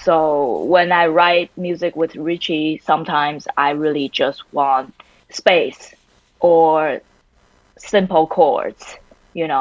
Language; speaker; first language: English; non-native, fluent; Chinese